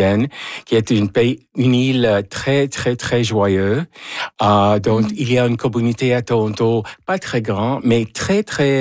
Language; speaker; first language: French; non-native, fluent; Spanish